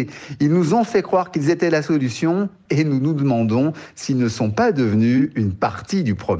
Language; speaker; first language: French; native; French